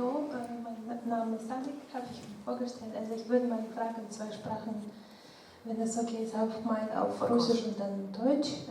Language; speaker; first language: German; non-native, fluent; Russian